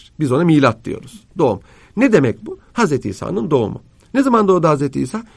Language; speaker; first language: Turkish; native; Turkish